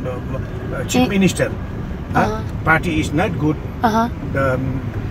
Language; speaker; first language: English; non-native, local second language; Nepali